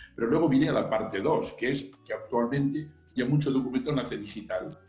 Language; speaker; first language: Spanish; non-native, local second language; Catalan